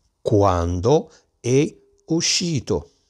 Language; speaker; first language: Italian; non-native, learner; Arabic